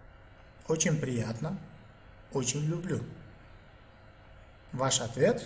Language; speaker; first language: Russian; non-native, local second language; Uzbek